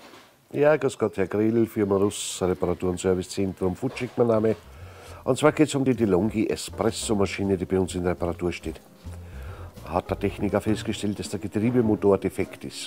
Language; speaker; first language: German; native; German